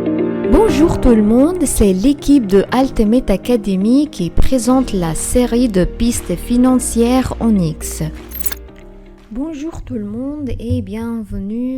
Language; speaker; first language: French; non-native, fluent; Arabic